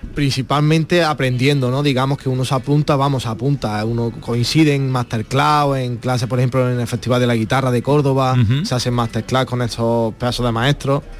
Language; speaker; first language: Spanish; native; Spanish